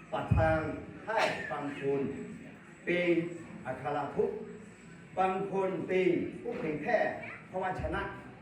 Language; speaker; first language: Thai; non-native, local second language; Akha